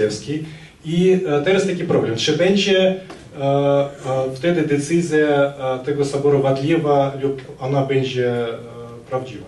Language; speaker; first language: Polish; non-native, fluent; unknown